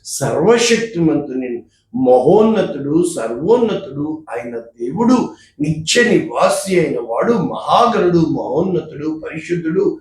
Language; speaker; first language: Telugu; native; Telugu